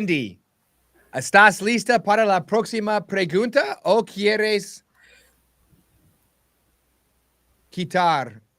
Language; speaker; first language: Spanish; non-native, learner; English